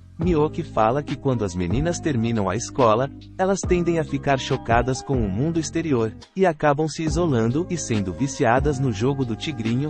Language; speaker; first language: Portuguese; native; Portuguese